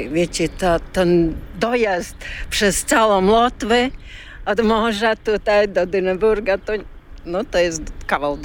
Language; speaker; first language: Polish; early bilingual, heritage; Polish